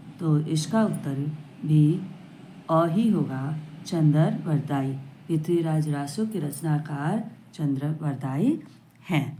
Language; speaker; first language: Hindi; native; Hindi